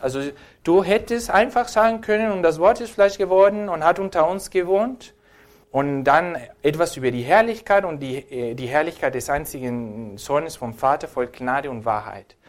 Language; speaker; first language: German; non-native, fluent; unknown